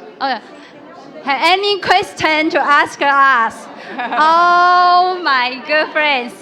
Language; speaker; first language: English; non-native, learner; Chinese